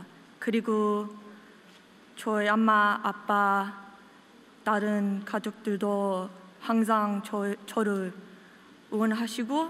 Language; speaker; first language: Korean; early bilingual, heritage; Korean